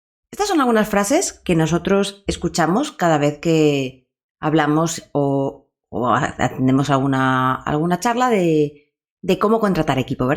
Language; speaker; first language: Spanish; native; Spanish